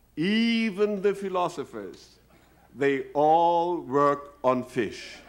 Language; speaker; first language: English; non-native, fluent; German